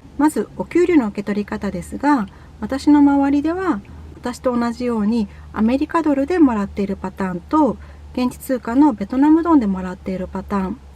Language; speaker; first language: Japanese; native; Japanese